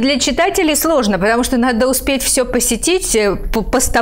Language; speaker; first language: Russian; native; Russian